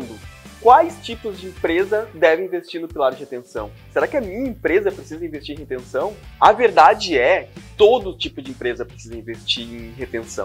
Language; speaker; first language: Portuguese; native; Portuguese